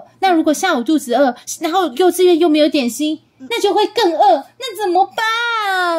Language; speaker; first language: Chinese; native; Chinese